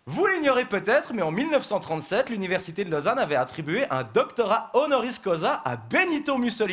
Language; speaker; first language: French; native; French